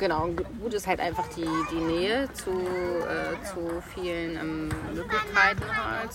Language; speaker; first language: German; native; German